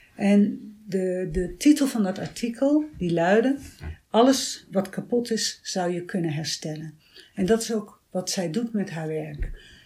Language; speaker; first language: Dutch; native; Dutch